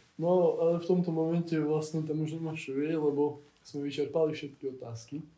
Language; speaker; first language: Slovak; native; Slovak